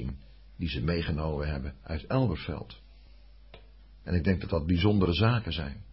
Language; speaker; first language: Dutch; native; Dutch